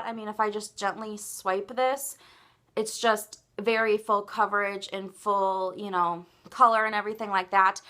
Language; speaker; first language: English; native; English